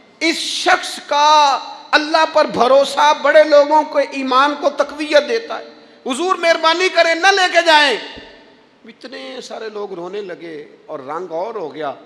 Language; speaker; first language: Urdu; non-native, local second language; Punjabi